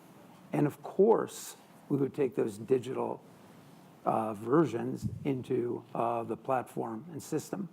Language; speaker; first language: English; native; English